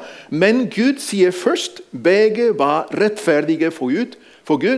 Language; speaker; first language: Norwegian; non-native, fluent; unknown